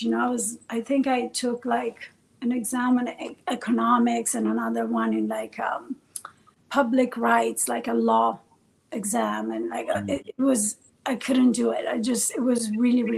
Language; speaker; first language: English; non-native, fluent; Persian